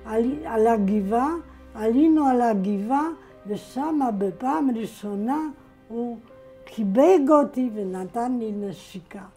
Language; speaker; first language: Hebrew; non-native, fluent; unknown